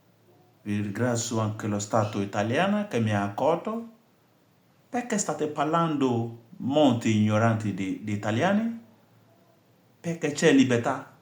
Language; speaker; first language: Italian; non-native, fluent; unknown